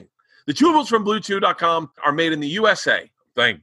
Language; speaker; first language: English; native; English